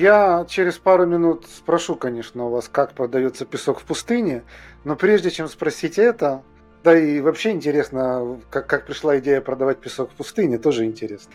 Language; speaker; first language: Russian; native; Russian